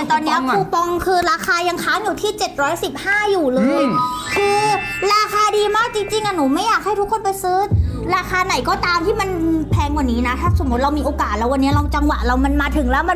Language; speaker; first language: Thai; early bilingual, other home language; Korean